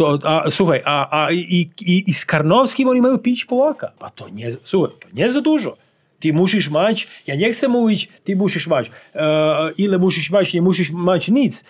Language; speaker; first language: Polish; non-native, learner; Serbian